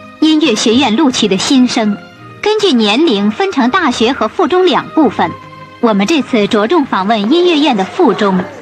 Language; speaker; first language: Chinese; native; Chinese